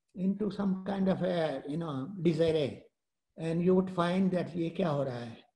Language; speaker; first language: English; non-native, local second language; Gujarati